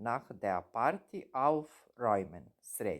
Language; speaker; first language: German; non-native, fluent; Serbian